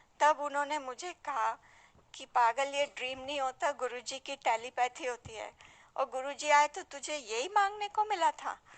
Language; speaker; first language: Hindi; native; Hindi